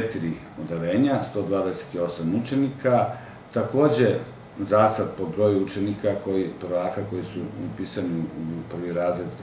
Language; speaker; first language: Serbian; native; Serbian